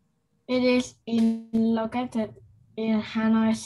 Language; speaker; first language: English; non-native, learner; Vietnamese